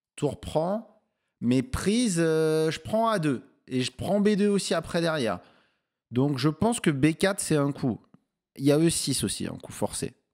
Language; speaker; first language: French; native; French